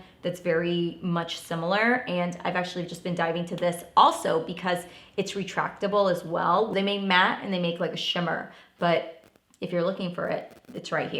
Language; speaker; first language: English; native; English